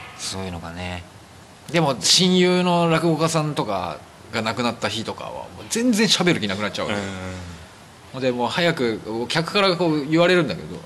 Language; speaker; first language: Japanese; native; Japanese